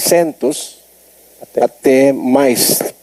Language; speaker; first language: Portuguese; non-native, learner; Filipino